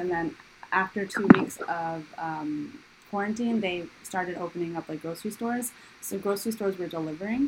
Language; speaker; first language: English; native; English